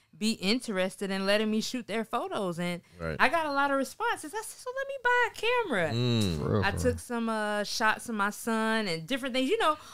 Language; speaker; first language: English; native; English